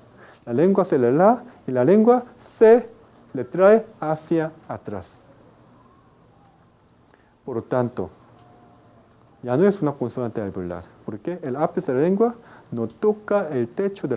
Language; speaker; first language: Spanish; non-native, fluent; Korean